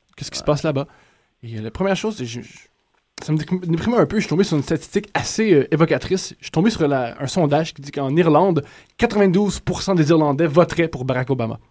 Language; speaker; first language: French; native; French